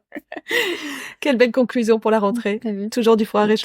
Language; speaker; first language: French; native; French